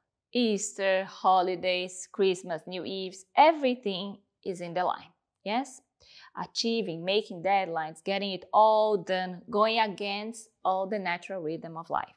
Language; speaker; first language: English; non-native, fluent; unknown